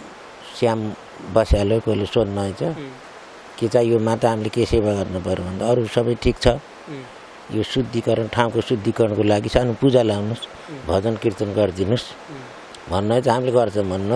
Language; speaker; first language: Nepali; native; Nepali